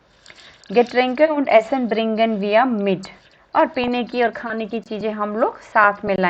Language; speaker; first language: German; non-native, fluent; Hindi